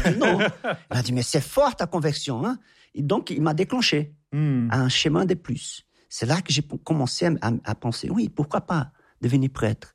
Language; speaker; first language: French; non-native, fluent; Portuguese